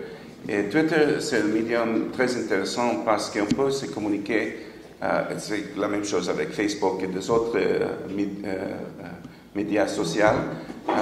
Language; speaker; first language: French; non-native, fluent; English